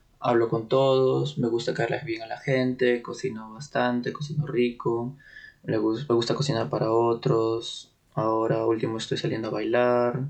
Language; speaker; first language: Spanish; native; Spanish